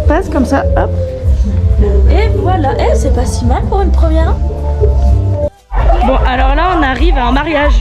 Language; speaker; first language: French; native; French